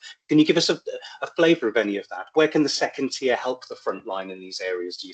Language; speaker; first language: English; native; English